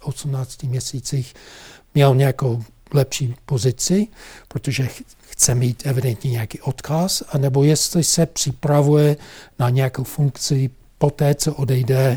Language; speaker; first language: Czech; non-native, fluent; English